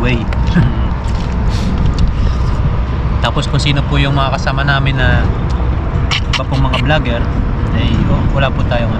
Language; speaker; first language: Filipino; native; Filipino